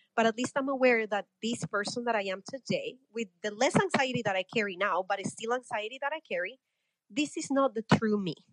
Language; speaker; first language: English; non-native, fluent; Spanish